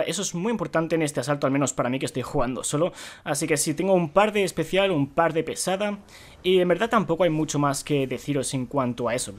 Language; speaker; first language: Spanish; native; Spanish